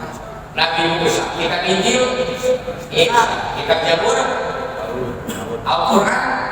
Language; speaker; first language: Indonesian; non-native, local second language; Sundanese